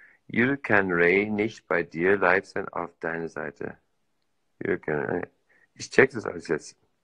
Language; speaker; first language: German; non-native, fluent; English